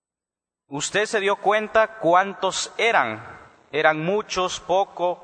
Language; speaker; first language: Spanish; native; Spanish